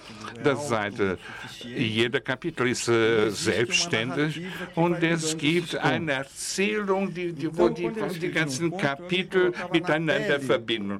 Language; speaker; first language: German; non-native, fluent; Portuguese